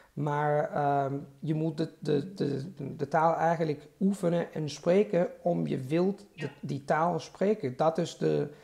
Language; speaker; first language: Dutch; non-native, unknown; Italian